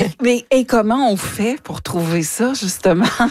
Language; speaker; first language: French; non-native, local second language; English